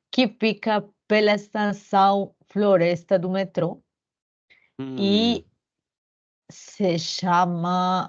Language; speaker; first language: Portuguese; non-native, learner; Spanish